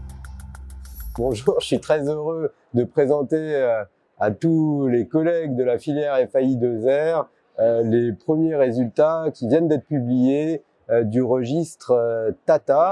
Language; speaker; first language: French; native; French